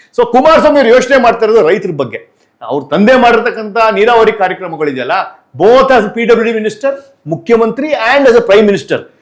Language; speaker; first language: Kannada; native; Kannada